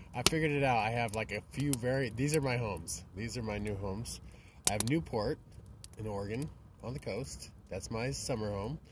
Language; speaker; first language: English; native; English